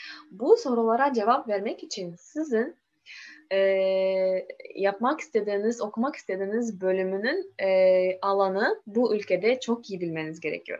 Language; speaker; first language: Turkish; non-native, learner; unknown